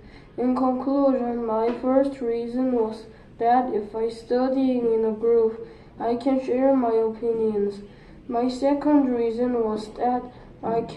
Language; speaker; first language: English; non-native, learner; Korean